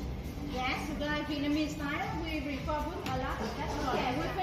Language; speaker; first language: English; non-native, learner; Vietnamese